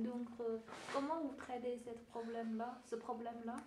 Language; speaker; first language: French; non-native, learner; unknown